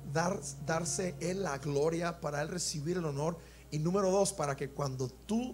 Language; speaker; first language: Spanish; native; Spanish